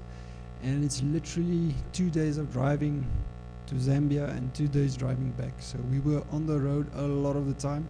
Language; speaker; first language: English; non-native, local second language; Afrikaans